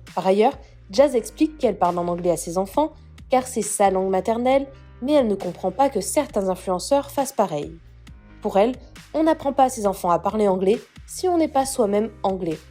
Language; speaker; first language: French; native; French